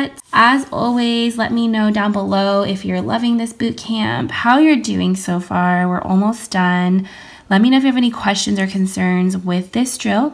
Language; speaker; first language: English; native; English